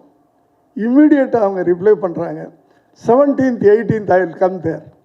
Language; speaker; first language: Tamil; native; Tamil